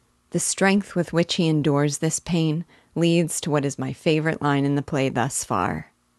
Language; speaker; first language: English; native; English